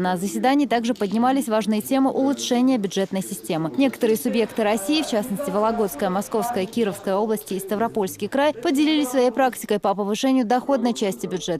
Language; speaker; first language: Russian; native; Russian